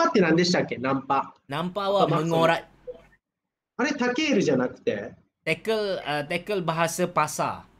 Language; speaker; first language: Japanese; non-native, fluent; Malay